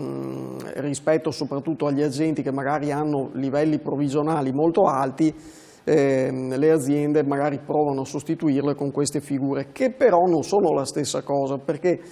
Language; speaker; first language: Italian; native; Italian